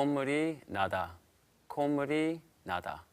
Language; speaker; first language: Korean; non-native, learner; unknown